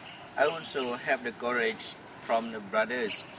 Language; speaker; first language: English; non-native, fluent; Vietnamese